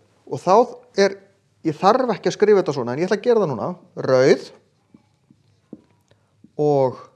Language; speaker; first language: Icelandic; native; Icelandic